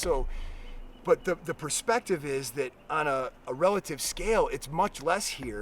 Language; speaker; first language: English; native; English